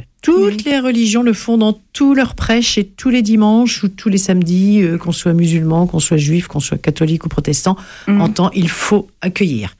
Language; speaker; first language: French; native; French